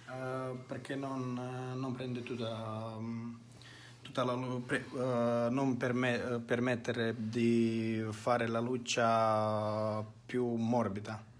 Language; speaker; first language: Italian; non-native, learner; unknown